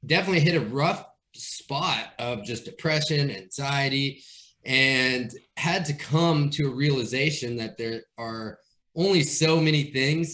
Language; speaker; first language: English; native; English